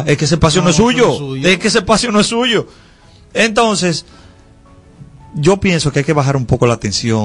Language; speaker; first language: Spanish; native; Spanish